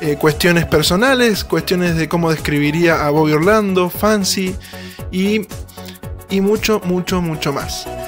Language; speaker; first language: Spanish; native; Spanish